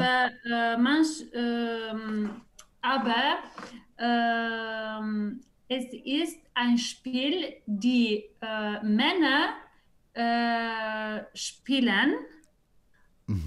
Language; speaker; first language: German; non-native, learner; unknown